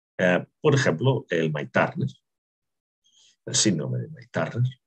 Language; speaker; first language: Spanish; native; Spanish